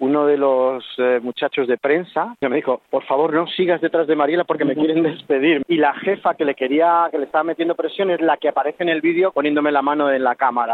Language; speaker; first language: Spanish; native; Spanish